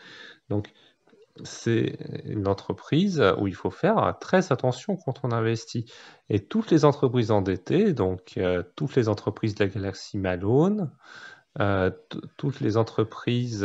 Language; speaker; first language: French; native; French